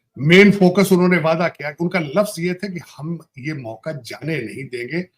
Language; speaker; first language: Urdu; non-native, local second language; Punjabi